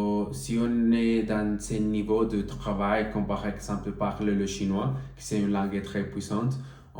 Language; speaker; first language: French; non-native, learner; Spanish